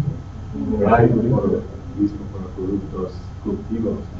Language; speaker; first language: Spanish; non-native, learner; English